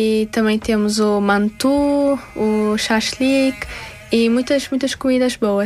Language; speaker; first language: Portuguese; early bilingual, other home language; Tajik